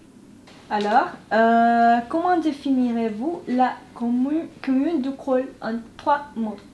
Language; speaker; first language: French; non-native, learner; Spanish